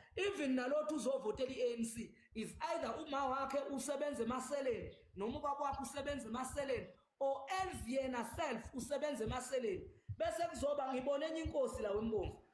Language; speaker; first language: Zulu; native; Zulu